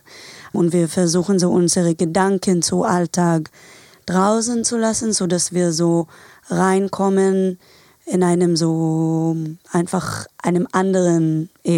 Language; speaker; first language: German; non-native, fluent; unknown